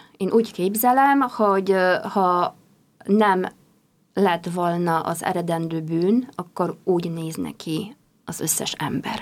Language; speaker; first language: Hungarian; non-native, fluent; Polish